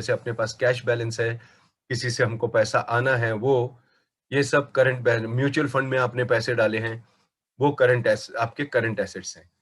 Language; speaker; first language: Hindi; non-native, local second language; Marathi